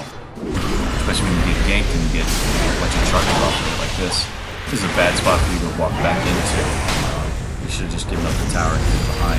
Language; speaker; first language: English; native; English